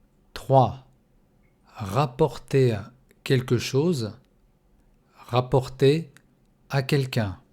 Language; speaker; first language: French; non-native, fluent; Russian